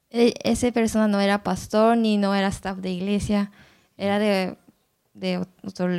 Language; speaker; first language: Spanish; non-native, learner; Japanese